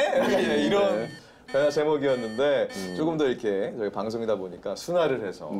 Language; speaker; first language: Korean; native; Korean